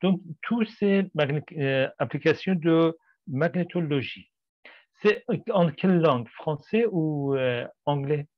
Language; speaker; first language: French; non-native, fluent; Persian